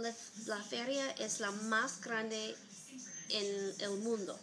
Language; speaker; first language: Spanish; non-native, learner; English